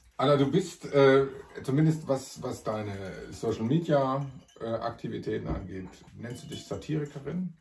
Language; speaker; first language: German; native; German